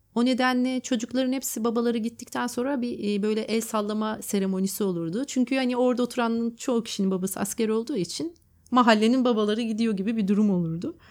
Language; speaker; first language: Turkish; native; Turkish